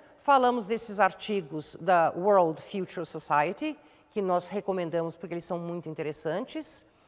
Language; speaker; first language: Portuguese; native; Portuguese